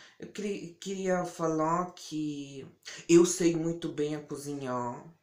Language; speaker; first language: Portuguese; early bilingual, heritage; Portuguese